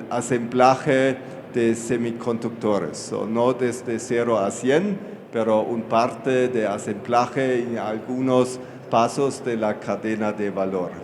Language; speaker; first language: Spanish; non-native, fluent; German